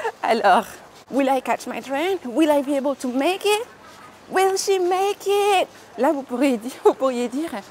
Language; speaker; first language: English; non-native, fluent; French